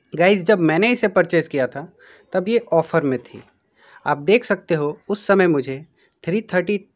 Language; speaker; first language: Hindi; native; Hindi